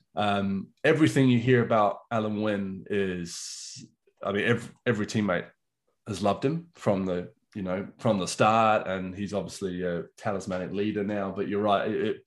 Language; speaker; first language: English; native; English